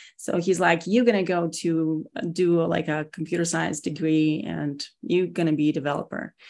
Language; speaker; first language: English; non-native, fluent; Russian